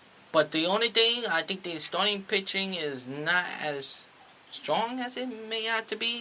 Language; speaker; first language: English; native; English